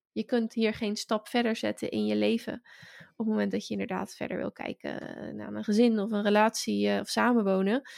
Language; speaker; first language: Dutch; native; Dutch